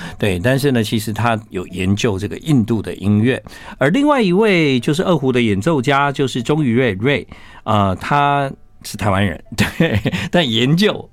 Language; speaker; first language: Chinese; native; Chinese